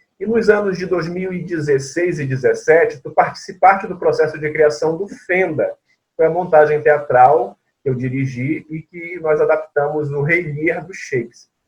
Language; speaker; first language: Portuguese; native; Portuguese